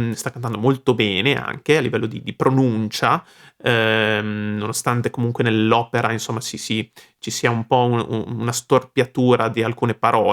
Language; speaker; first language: Italian; native; Italian